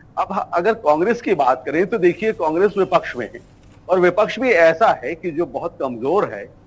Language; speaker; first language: Hindi; native; Hindi